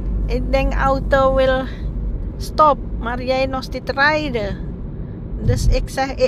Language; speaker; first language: Dutch; non-native, learner; Indonesian